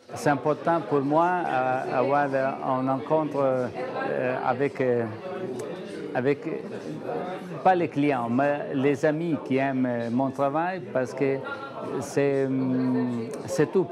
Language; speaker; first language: French; non-native, fluent; Italian